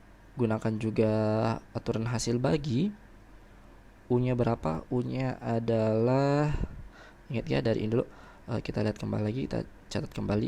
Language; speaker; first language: Indonesian; native; Indonesian